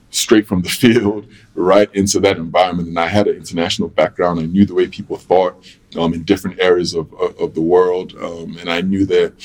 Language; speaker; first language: English; native; English